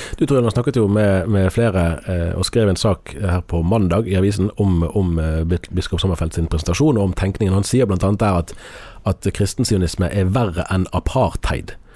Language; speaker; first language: Norwegian; native; Norwegian